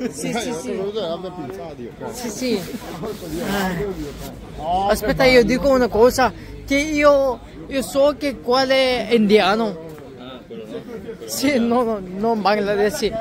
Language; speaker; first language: Italian; non-native, learner; Hindi